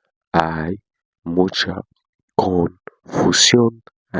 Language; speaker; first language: Spanish; non-native, learner; Haitian Creole